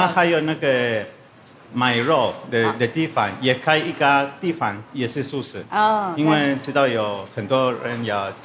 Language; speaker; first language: Chinese; non-native, learner; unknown